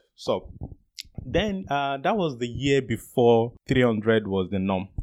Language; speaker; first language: English; non-native, local second language; Yoruba